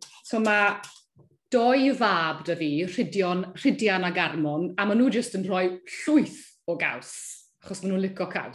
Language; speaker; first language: Welsh; native; Welsh